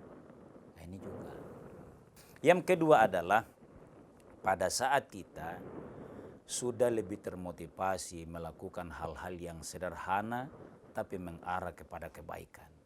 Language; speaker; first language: Indonesian; native; Indonesian